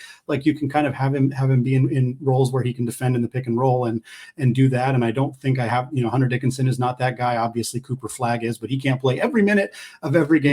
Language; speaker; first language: English; native; English